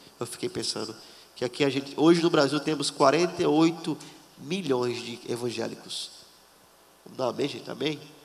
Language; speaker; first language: Portuguese; native; Portuguese